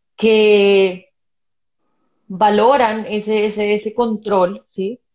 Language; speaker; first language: Spanish; native; Spanish